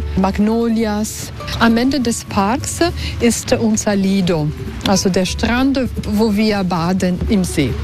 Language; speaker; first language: German; non-native, local second language; Italian